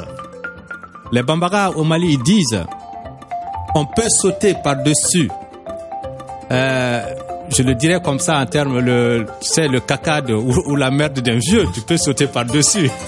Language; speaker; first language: French; non-native, local second language; Bambara